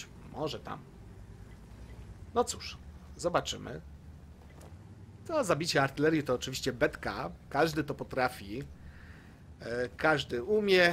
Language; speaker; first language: Polish; native; Polish